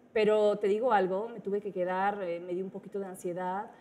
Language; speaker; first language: Spanish; early bilingual, heritage; Spanish